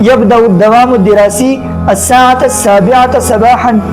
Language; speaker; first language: Arabic; non-native, learner; Urdu